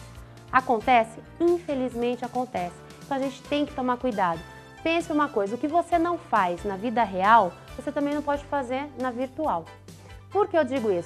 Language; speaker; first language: Portuguese; native; Portuguese